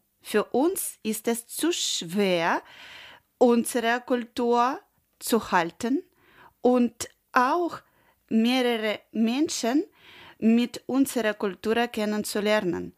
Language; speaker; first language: German; non-native, learner; Ukrainian